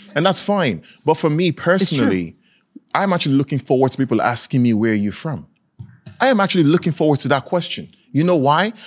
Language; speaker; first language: English; non-native, local second language; Yoruba